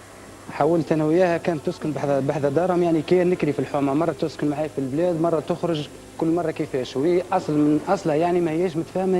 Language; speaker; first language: Arabic; native; Arabic